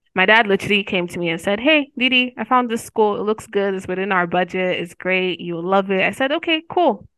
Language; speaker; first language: English; non-native, local second language; Yoruba